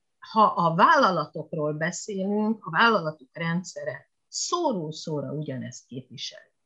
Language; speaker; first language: Hungarian; non-native, fluent; Japanese